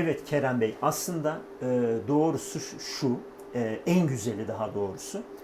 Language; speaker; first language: Turkish; native; Turkish